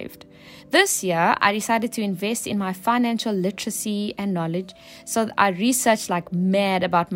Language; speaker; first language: English; native; English